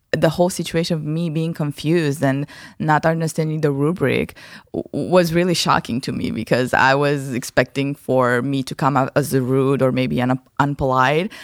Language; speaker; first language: English; non-native, fluent; Romanian